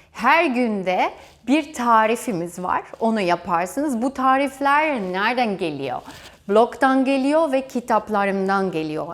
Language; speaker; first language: Turkish; non-native, fluent; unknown